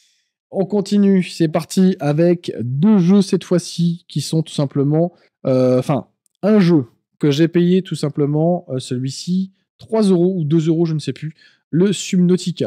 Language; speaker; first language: French; native; French